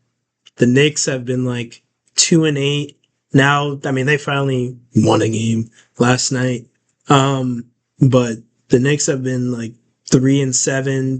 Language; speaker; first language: English; native; English